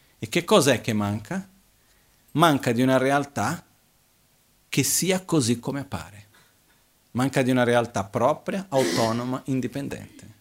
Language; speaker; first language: Italian; non-native, fluent; Portuguese